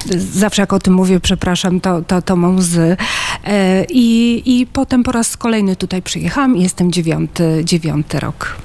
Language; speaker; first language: Polish; native; Polish